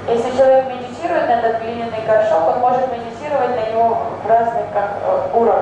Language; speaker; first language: Russian; native; Russian